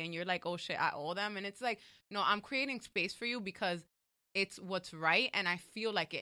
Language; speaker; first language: English; early bilingual, other home language; Spanish